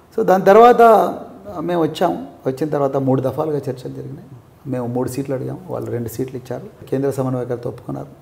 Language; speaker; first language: Telugu; native; Telugu